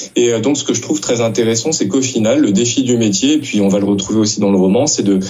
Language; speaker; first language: French; native; French